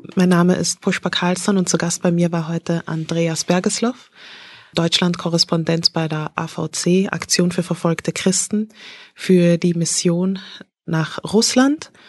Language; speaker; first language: German; native; German